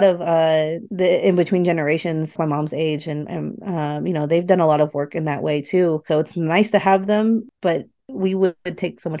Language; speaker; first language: English; native; English